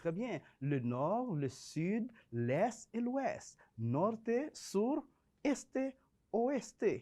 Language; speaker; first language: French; non-native, fluent; Spanish